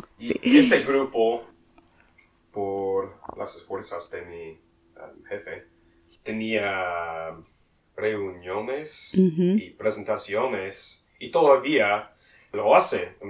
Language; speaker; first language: Spanish; non-native, learner; English